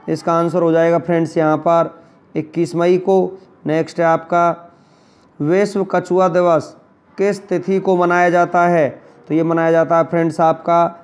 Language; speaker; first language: Hindi; native; Hindi